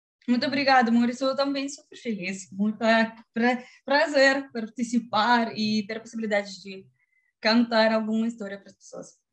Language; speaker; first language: Portuguese; non-native, learner; Russian